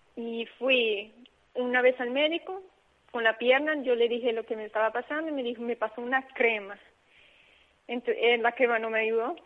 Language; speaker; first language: Spanish; early bilingual, heritage; Spanish